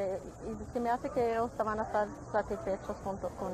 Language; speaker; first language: Spanish; early bilingual, heritage; English